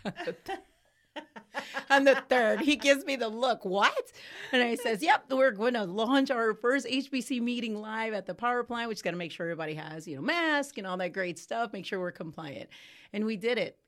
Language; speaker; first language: English; native; English